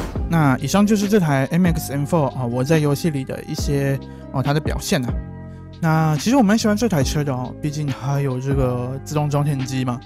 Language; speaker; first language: Chinese; native; Chinese